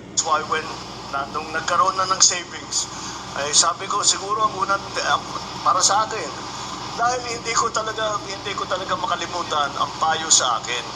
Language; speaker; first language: Filipino; native; Filipino